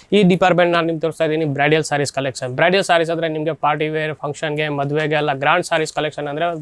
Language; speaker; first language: Kannada; non-native, learner; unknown